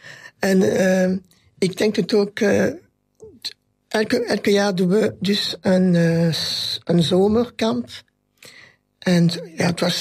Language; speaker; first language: Dutch; non-native, local second language; French